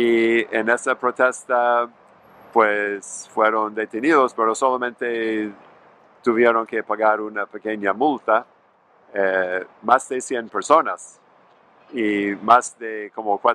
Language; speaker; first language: Spanish; non-native, fluent; English